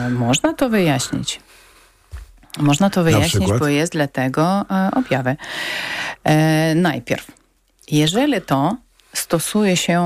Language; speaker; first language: Polish; non-native, learner; Ukrainian